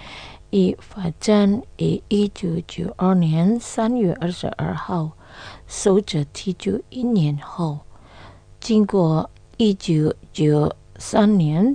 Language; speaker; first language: Chinese; non-native, learner; Indonesian